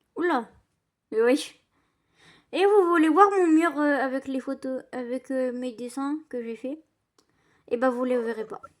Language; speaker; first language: French; native; French